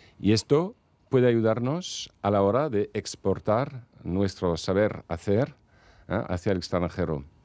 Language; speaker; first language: Spanish; non-native, fluent; French